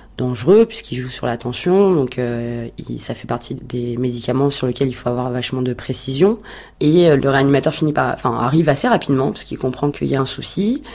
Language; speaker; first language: French; native; French